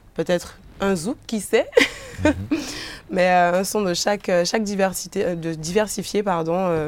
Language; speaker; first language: French; native; French